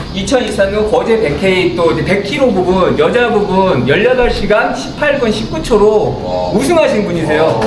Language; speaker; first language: Korean; native; Korean